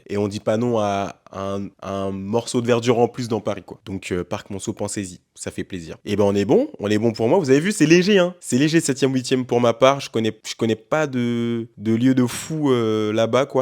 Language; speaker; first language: French; native; French